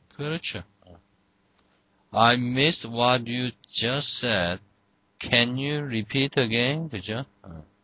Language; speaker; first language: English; non-native, fluent; Korean